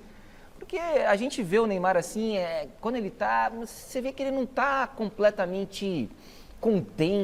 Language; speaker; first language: Portuguese; native; Portuguese